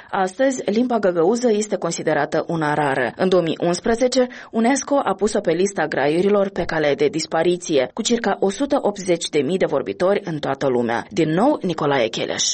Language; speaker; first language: Romanian; native; Romanian